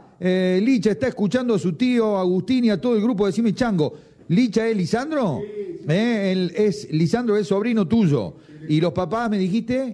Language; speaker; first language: Spanish; native; Spanish